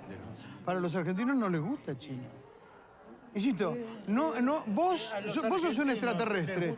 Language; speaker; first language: Spanish; native; Spanish